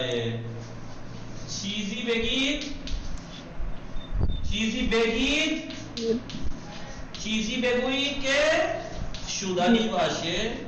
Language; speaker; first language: Persian; non-native, fluent; Urdu